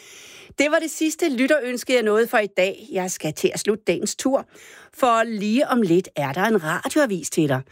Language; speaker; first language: Danish; native; Danish